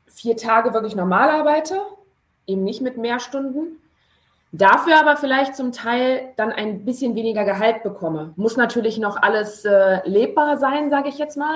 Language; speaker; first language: German; native; German